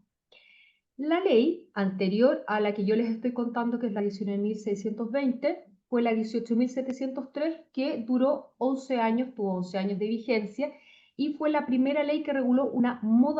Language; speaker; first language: Spanish; native; Spanish